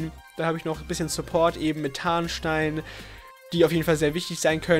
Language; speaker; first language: German; native; German